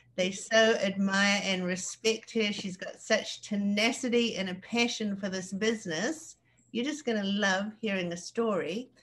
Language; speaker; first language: English; native; English